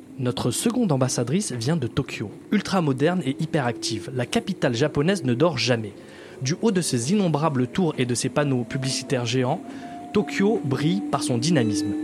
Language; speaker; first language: French; native; French